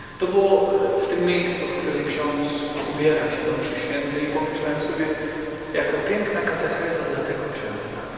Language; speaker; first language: Polish; native; Polish